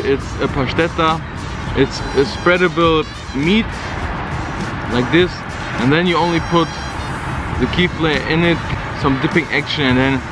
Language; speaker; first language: English; non-native, learner; Bosnian